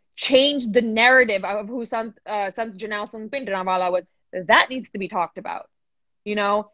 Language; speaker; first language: English; early bilingual, other home language; Punjabi